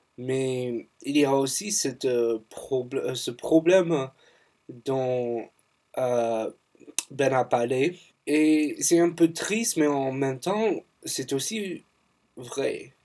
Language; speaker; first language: French; non-native, fluent; English